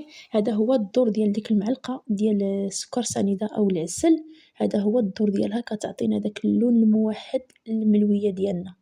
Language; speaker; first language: Arabic; native; Arabic